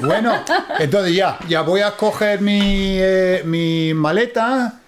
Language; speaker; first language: Spanish; non-native, fluent; English